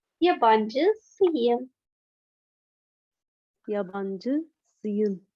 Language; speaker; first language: Turkish; non-native, learner; Arabic